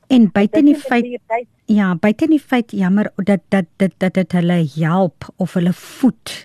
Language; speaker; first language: Afrikaans; native; Afrikaans